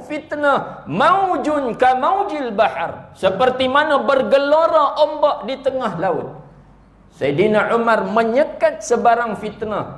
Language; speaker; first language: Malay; native; Malay